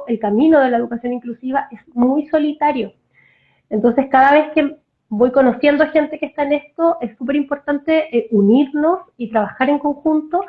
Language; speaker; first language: Spanish; native; Spanish